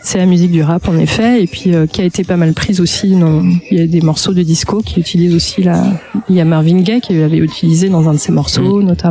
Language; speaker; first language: French; native; French